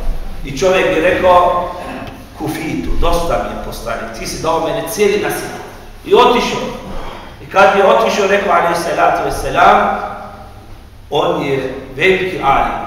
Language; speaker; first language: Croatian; non-native, fluent; Turkish